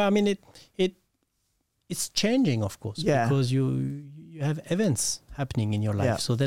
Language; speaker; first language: English; non-native, fluent; French